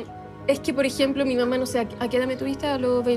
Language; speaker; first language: Spanish; native; Spanish